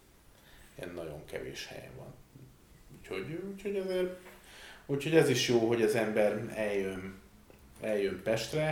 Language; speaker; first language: Hungarian; native; Hungarian